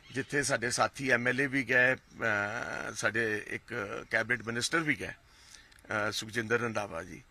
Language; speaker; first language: Punjabi; native; Punjabi